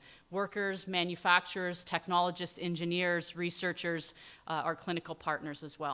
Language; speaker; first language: English; native; English